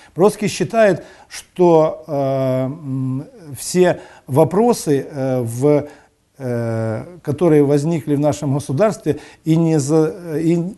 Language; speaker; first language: Russian; non-native, local second language; Ukrainian